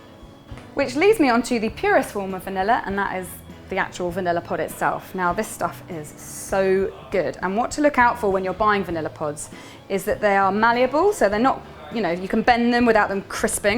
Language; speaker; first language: English; native; English